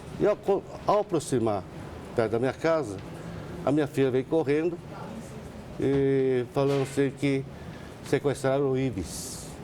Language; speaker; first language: Portuguese; early bilingual, other home language; Japanese